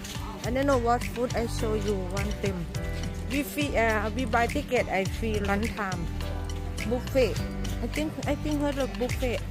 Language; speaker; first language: English; non-native, learner; Thai